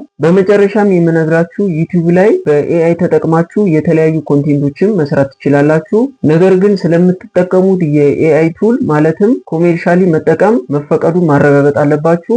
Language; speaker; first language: Amharic; native; Amharic